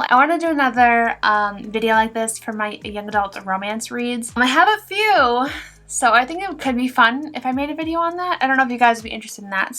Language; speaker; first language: English; native; English